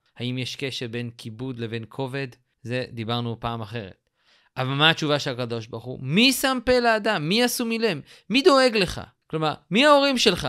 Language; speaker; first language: Hebrew; native; Hebrew